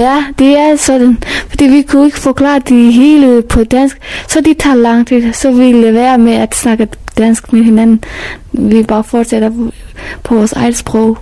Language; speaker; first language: Danish; non-native, fluent; Persian